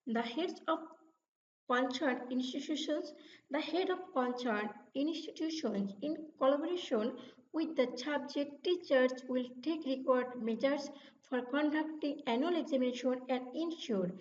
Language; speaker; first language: English; non-native, local second language; Bangla